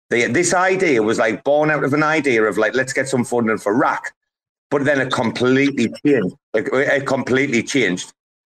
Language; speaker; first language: English; native; English